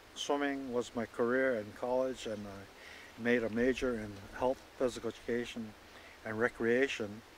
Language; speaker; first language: English; native; English